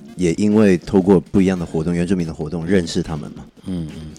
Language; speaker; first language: Chinese; non-native, local second language; Cantonese